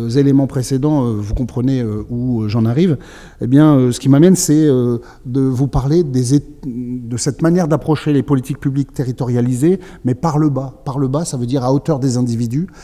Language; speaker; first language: French; native; French